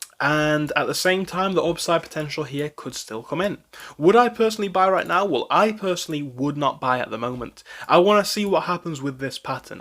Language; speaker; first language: English; native; English